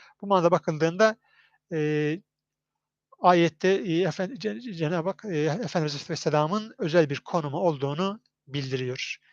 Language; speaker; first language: Turkish; native; Turkish